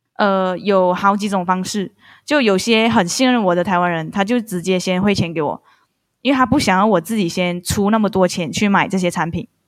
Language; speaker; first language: Chinese; native; Chinese